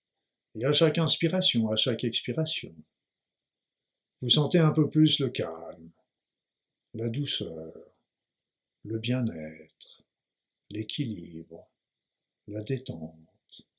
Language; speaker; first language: French; native; French